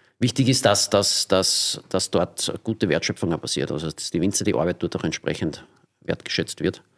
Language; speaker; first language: German; native; German